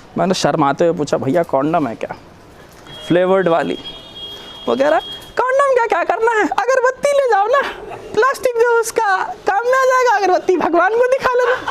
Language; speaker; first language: Hindi; native; Hindi